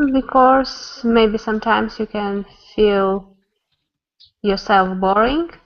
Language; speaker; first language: English; non-native, learner; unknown